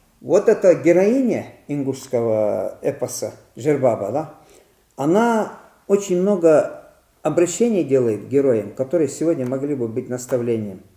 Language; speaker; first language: Russian; non-native, local second language; Ingush